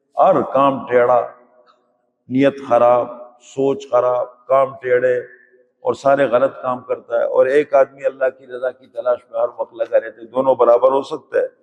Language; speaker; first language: Urdu; native; Urdu